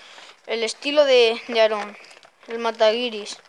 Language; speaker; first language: Spanish; native; Spanish